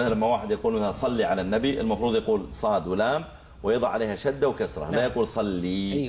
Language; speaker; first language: Arabic; native; Arabic